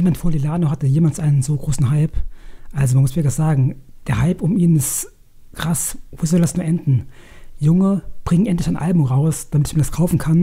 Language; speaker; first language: German; native; German